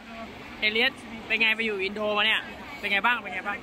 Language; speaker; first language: Thai; native; Thai